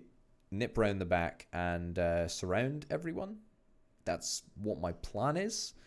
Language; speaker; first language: English; native; English